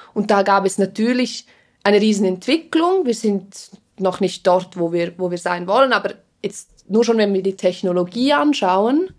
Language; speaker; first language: German; non-native, fluent; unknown